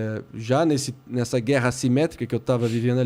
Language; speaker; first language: Portuguese; native; Portuguese